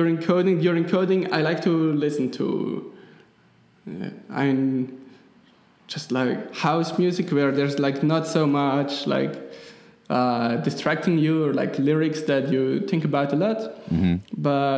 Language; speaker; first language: English; non-native, fluent; German